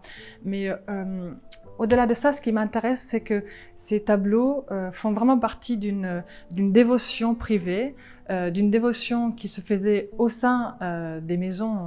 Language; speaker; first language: French; non-native, fluent; Italian